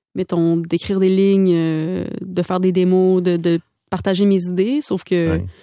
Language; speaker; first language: French; native; French